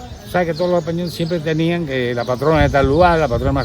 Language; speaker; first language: Spanish; native; Spanish